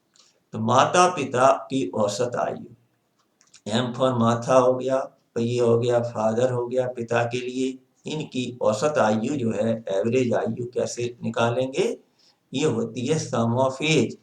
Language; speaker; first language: Hindi; native; Hindi